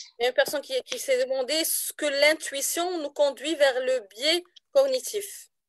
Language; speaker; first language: French; non-native, local second language; Arabic